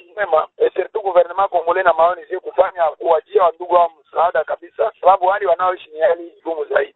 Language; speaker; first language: Swahili; native; Swahili